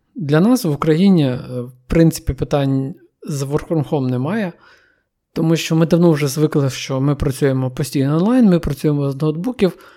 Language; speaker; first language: Ukrainian; native; Ukrainian